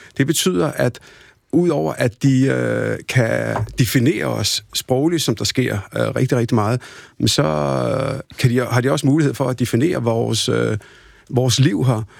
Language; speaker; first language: Danish; early bilingual, other home language; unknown